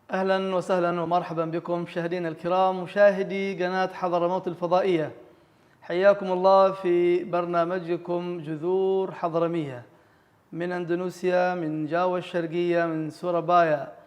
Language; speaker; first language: Arabic; native; Arabic